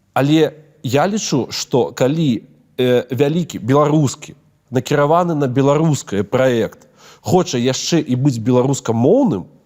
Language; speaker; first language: Belarusian; non-native, local second language; Russian